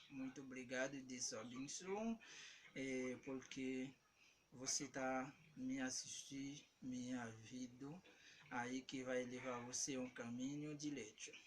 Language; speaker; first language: Portuguese; non-native, learner; Haitian Creole